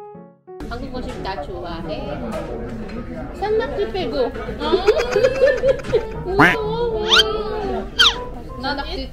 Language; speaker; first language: Korean; non-native, learner; Filipino